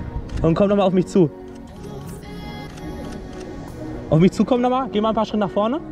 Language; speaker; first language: German; native; German